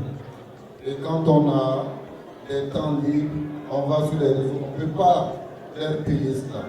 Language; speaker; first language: French; non-native, local second language; Dyula